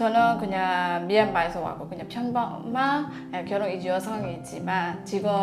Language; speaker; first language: Korean; non-native, learner; Burmese